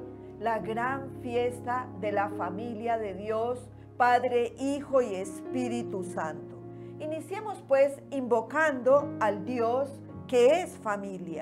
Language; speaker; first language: Spanish; native; Spanish